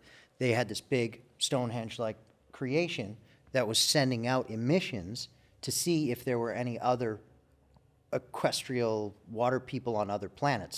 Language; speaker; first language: English; native; English